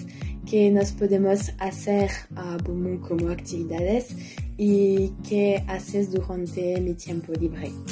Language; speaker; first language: Spanish; non-native, learner; French